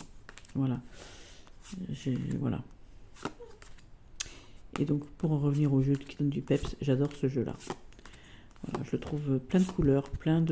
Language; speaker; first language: French; native; French